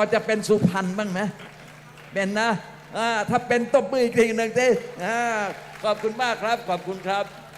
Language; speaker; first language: Thai; native; Thai